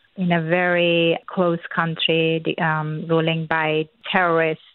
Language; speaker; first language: English; non-native, fluent; Persian